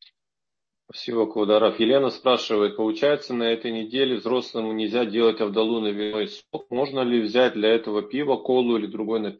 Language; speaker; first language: Russian; native; Russian